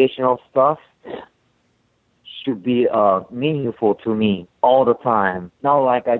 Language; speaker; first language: English; non-native, fluent; Japanese